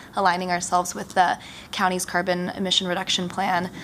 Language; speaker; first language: English; early bilingual, other home language; Japanese